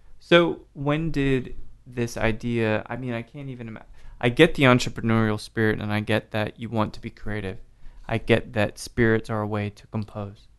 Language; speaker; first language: English; native; English